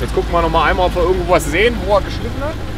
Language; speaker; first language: German; native; German